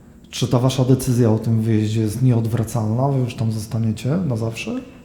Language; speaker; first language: Polish; native; Polish